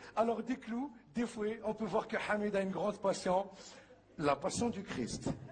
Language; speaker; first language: French; early bilingual, other home language; Arabic